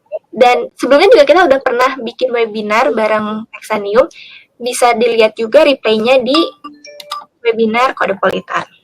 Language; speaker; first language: Indonesian; native; Indonesian